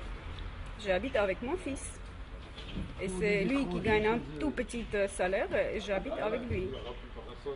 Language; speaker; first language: French; non-native, learner; Armenian